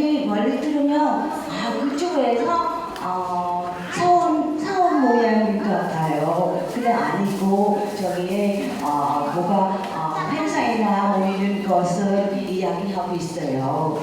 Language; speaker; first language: Korean; non-native, learner; Vietnamese